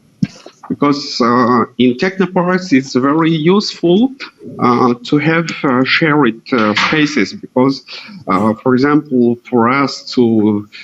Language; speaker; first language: English; non-native, fluent; Russian